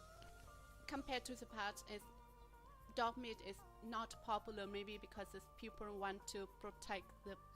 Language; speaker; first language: English; non-native, learner; Vietnamese